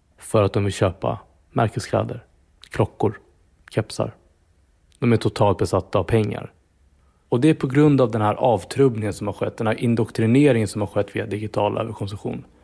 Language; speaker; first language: Swedish; native; Swedish